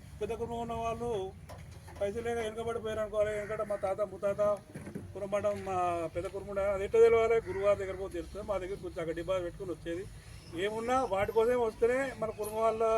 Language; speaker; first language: Telugu; native; Telugu